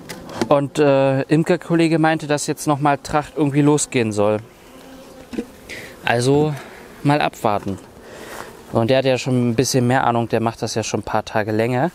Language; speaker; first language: German; native; German